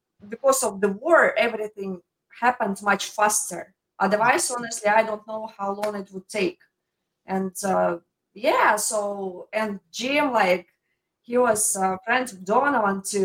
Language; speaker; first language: English; non-native, fluent; Ukrainian